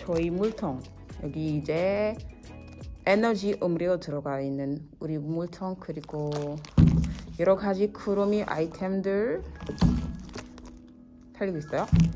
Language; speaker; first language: Korean; non-native, fluent; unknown